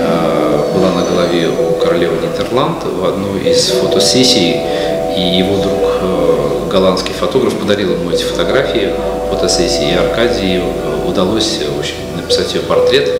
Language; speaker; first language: Russian; native; Russian